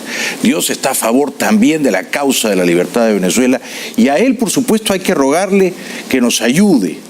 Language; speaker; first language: Spanish; native; Spanish